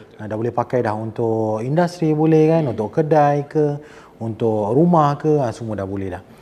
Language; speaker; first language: Malay; native; Malay